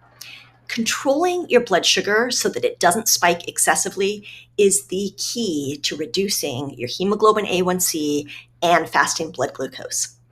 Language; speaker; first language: English; native; English